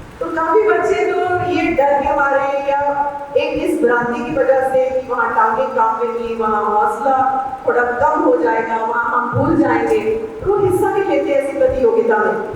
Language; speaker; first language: Hindi; non-native, local second language; Punjabi